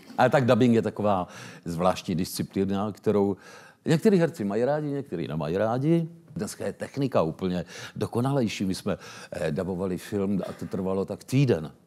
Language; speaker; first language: Czech; native; Czech